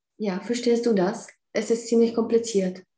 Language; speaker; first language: German; non-native, fluent; Czech